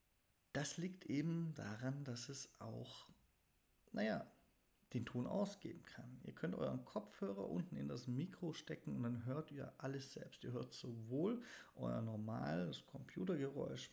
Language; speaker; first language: German; native; German